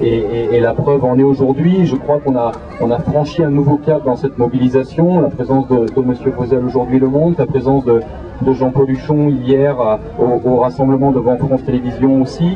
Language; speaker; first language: French; native; French